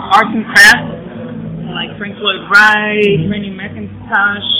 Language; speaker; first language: English; native; English